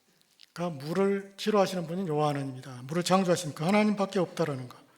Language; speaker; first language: Korean; native; Korean